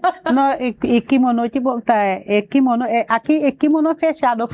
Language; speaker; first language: Portuguese; non-native, learner; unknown